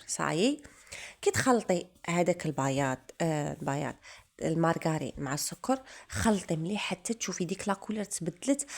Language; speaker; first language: Arabic; native; Arabic